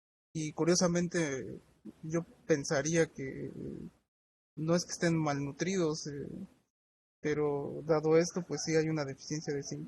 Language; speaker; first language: Spanish; native; Spanish